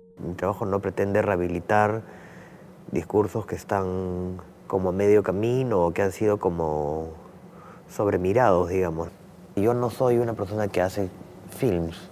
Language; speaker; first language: Spanish; native; Spanish